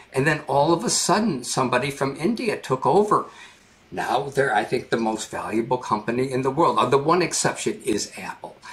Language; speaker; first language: English; native; English